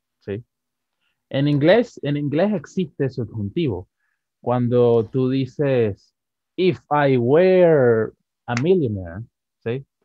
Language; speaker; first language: Spanish; native; Spanish